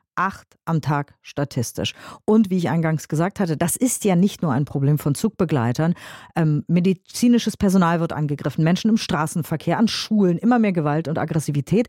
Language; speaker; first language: German; native; German